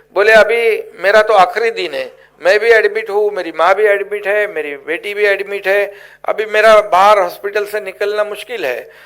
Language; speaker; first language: Hindi; non-native, local second language; Marathi